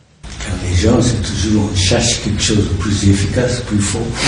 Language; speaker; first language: French; non-native, learner; Japanese